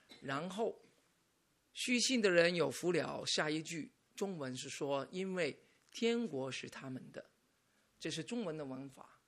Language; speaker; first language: Chinese; non-native, local second language; Cantonese